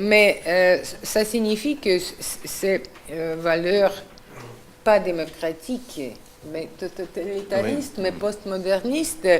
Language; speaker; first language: French; non-native, fluent; Russian